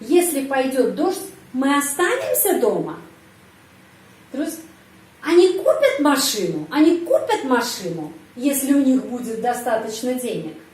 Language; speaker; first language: Russian; non-native, fluent; Indonesian